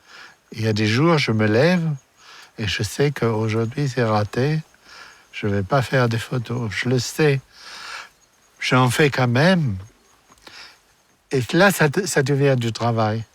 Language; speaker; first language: French; non-native, fluent; German